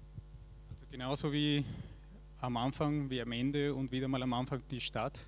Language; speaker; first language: German; non-native, fluent; Spanish